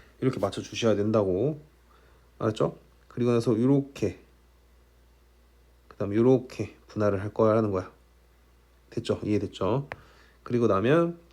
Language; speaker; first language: Korean; native; Korean